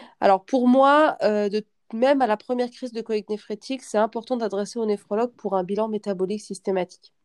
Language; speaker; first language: French; native; French